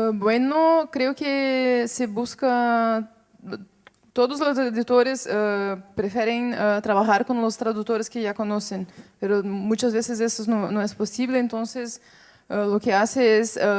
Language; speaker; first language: Spanish; non-native, fluent; Portuguese